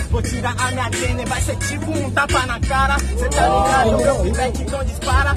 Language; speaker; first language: Portuguese; native; Portuguese